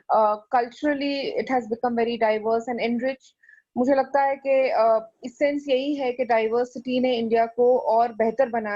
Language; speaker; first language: Hindi; native; Hindi